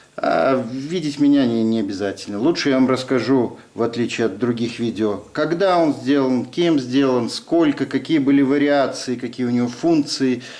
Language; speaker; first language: Russian; native; Russian